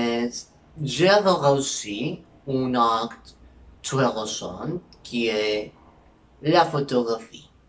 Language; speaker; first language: French; non-native, learner; Spanish